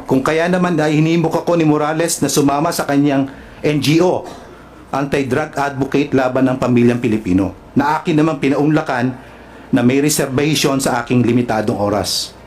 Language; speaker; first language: Filipino; non-native, local second language; Cebuano